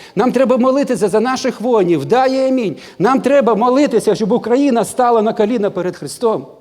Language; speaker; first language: Ukrainian; non-native, local second language; Russian